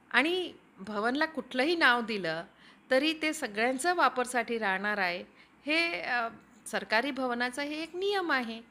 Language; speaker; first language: Marathi; non-native, local second language; Hindi